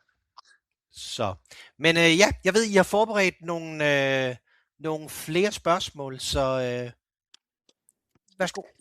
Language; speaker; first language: Danish; native; Danish